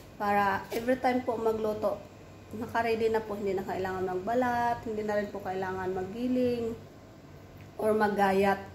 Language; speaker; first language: Filipino; non-native, local second language; Hiligaynon